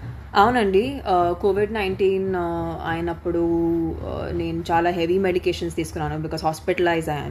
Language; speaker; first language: Telugu; non-native, fluent; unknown